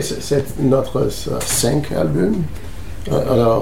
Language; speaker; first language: French; non-native, learner; English